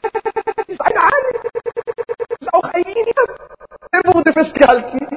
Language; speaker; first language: German; non-native, learner; Arabic